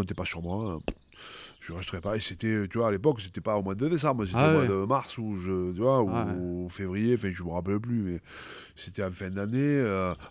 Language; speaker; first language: French; native; French